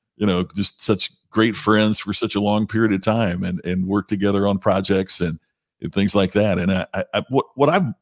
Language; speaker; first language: English; native; English